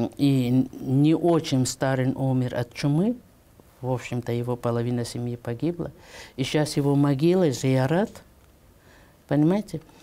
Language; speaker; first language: Russian; non-native, local second language; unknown